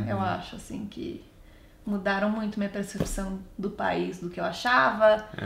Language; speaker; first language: Portuguese; native; Portuguese